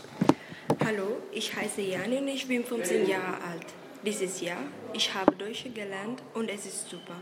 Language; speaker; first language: German; non-native, learner; Spanish